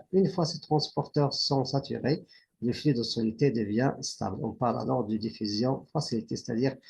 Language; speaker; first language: French; non-native, local second language; Arabic